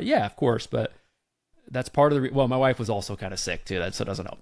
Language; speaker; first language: English; native; English